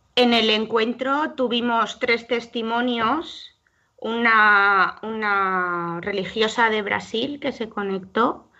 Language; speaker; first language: Spanish; native; Spanish